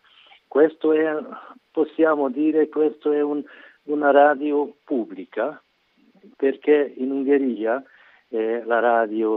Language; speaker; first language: Italian; non-native, learner; Hungarian